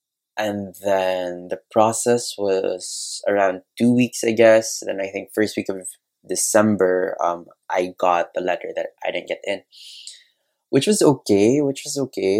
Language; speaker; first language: English; non-native, local second language; Cebuano